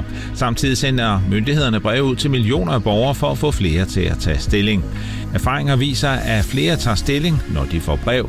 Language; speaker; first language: Danish; native; Danish